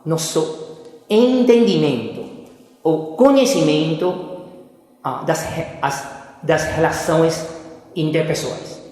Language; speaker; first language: Portuguese; non-native, fluent; Spanish